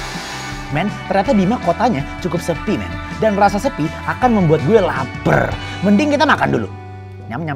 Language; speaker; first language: Indonesian; native; Indonesian